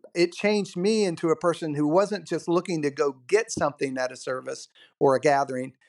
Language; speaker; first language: English; native; English